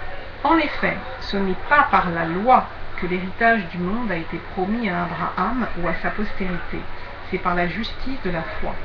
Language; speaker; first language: French; native; French